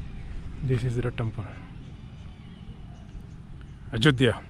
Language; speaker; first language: English; non-native, learner; Urdu